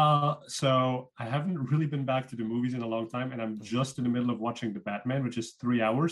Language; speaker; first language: English; non-native, fluent; Dutch